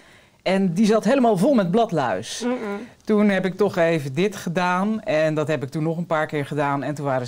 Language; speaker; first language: Dutch; native; Dutch